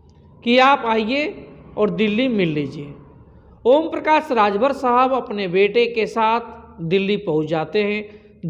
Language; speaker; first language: Hindi; native; Hindi